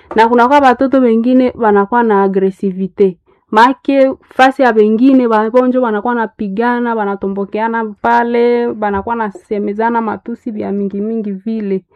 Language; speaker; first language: Swahili; non-native, local second language; Nande